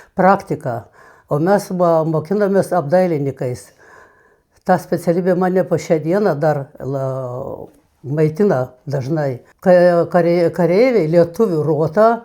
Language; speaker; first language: Lithuanian; non-native, fluent; Russian